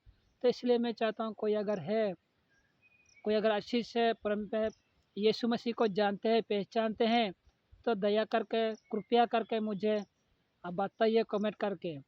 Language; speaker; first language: Hindi; non-native, local second language; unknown